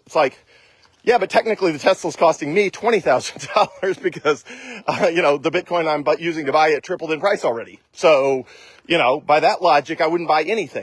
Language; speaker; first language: English; native; English